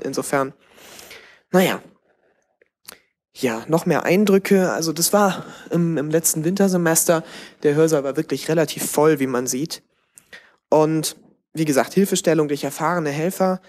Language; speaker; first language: German; native; German